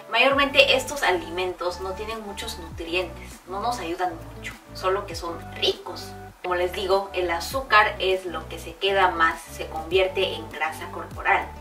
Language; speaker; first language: Spanish; non-native, fluent; Korean